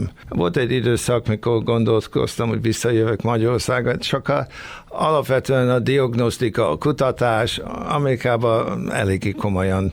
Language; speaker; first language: Hungarian; early bilingual, heritage; Hungarian